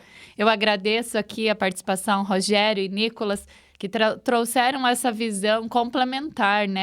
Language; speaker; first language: Portuguese; native; Portuguese